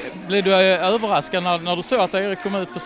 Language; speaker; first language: Swedish; native; Swedish